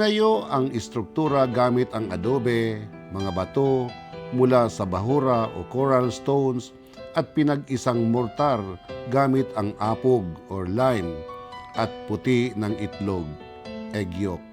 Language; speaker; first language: Filipino; non-native, local second language; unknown